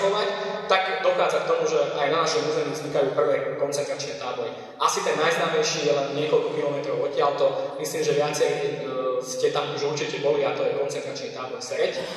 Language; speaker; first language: Slovak; native; Slovak